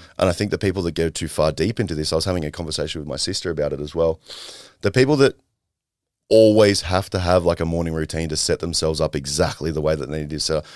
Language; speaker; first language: English; native; English